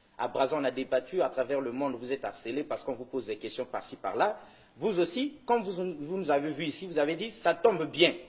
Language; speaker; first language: French; non-native, local second language; Lingala